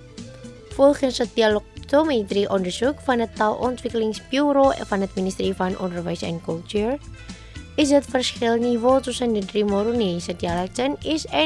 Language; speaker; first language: Dutch; non-native, fluent; Indonesian